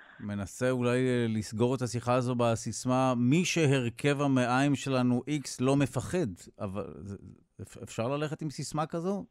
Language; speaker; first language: Hebrew; native; Hebrew